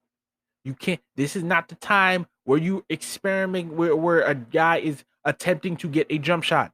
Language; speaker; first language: English; native; English